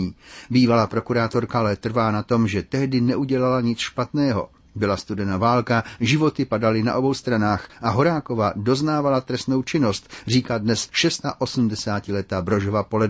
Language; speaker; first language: Czech; native; Czech